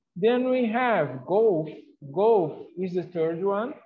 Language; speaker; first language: English; non-native, fluent; Portuguese